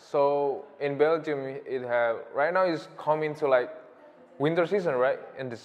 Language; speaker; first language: English; non-native, learner; Indonesian